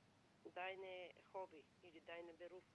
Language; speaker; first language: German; non-native, learner; Macedonian